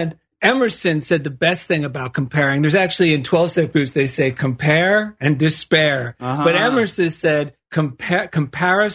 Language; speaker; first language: English; native; English